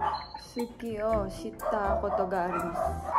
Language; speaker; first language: Japanese; non-native, learner; Filipino